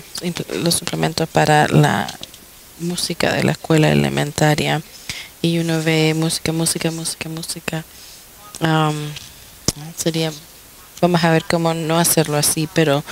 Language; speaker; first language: Spanish; non-native, fluent; English